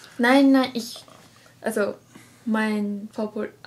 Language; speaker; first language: German; non-native, learner; Japanese